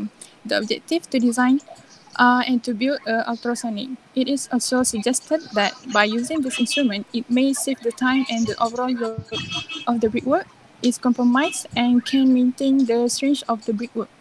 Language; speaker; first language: English; non-native, local second language; Malay